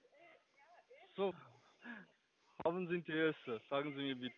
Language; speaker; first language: German; non-native, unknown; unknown